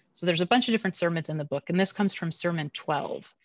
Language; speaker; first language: English; native; English